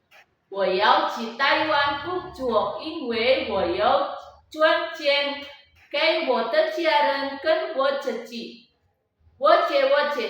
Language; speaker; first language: Chinese; non-native, learner; Indonesian